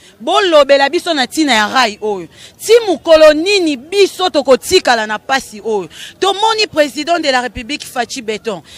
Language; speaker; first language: Lingala; native; Lingala